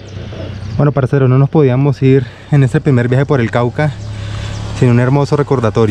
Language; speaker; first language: Spanish; native; Spanish